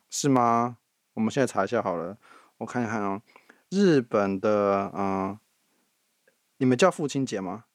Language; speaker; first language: Chinese; native; Chinese